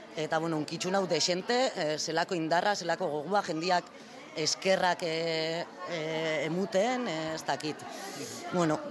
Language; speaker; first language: Basque; native; Basque